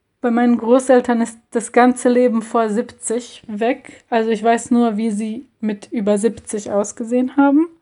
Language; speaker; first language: German; early bilingual, other home language; Bosnian